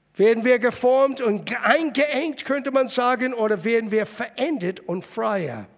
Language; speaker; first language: German; non-native, fluent; English